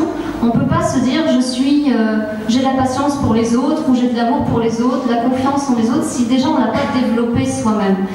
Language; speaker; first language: French; native; French